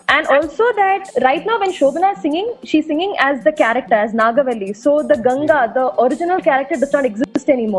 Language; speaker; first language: English; non-native, local second language; Tamil